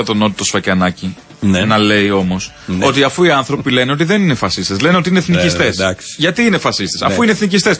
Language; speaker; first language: Greek; native; Greek